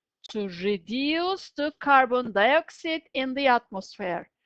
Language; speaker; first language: English; non-native, fluent; Turkish